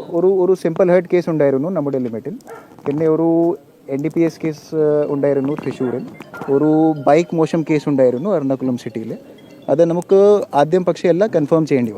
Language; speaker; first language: Malayalam; non-native, learner; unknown